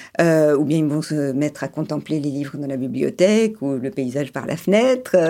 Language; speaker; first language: French; early bilingual, other home language; English